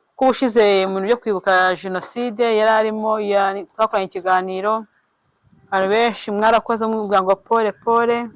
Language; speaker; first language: Kinyarwanda; native; Kinyarwanda